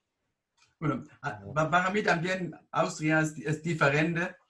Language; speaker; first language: Spanish; non-native, fluent; German